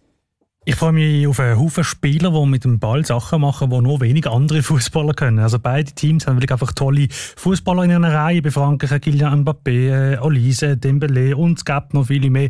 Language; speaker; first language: German; native; German